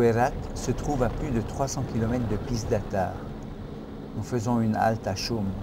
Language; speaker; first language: French; native; French